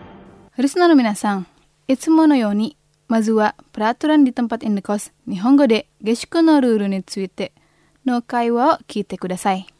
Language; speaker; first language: Japanese; non-native, fluent; Indonesian